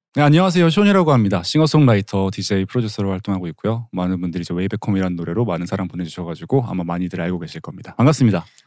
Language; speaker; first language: Korean; native; Korean